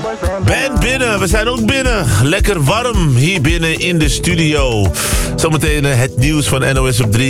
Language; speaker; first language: Dutch; native; Dutch